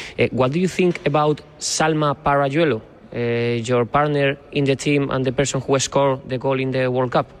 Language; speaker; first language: English; non-native, learner; Spanish